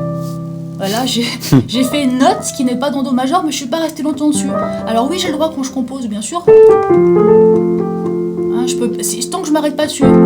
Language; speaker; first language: French; native; French